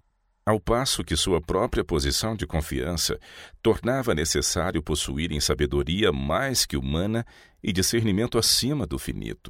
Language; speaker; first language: Portuguese; native; Portuguese